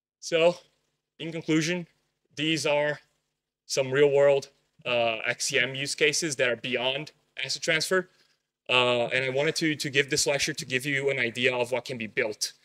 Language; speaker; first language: English; non-native, fluent; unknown